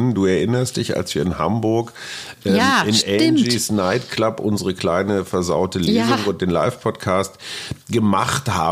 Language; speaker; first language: German; native; German